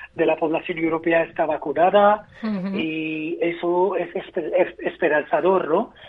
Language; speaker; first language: Spanish; non-native, fluent; Hindi